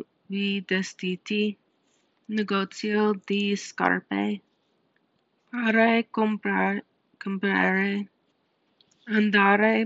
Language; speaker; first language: Italian; non-native, learner; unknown